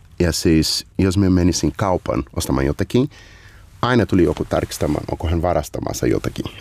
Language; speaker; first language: Finnish; non-native, learner; Portuguese